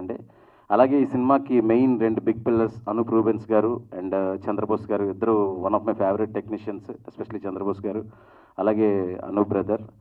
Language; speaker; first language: Telugu; native; Telugu